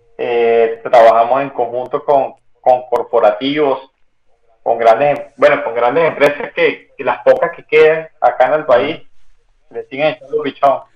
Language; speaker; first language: Spanish; native; Spanish